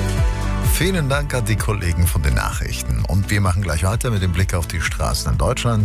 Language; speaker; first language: German; native; German